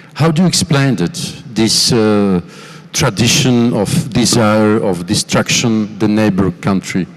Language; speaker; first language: English; non-native, fluent; Slovak